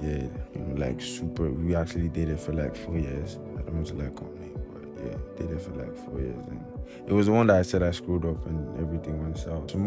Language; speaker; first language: English; non-native, local second language; Igbo